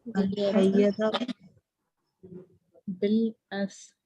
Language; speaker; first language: Arabic; non-native, learner; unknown